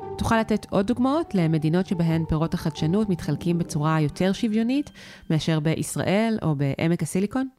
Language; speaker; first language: Hebrew; native; Hebrew